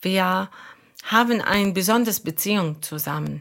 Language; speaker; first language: German; non-native, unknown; Arabic